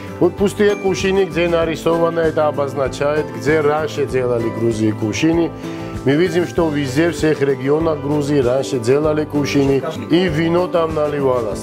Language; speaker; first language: Russian; non-native, fluent; Georgian